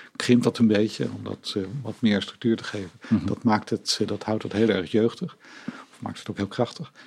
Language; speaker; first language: Dutch; native; Dutch